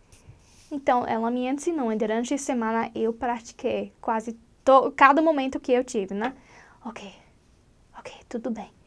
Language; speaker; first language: Portuguese; non-native, learner; English